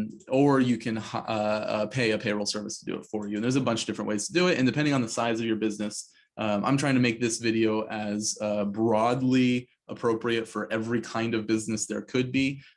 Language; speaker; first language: English; native; English